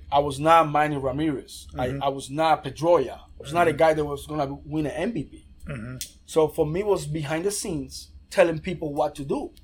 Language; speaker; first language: English; non-native, fluent; Spanish